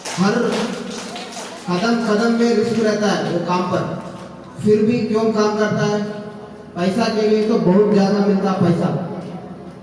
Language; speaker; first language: Hindi; non-native, local second language; Telugu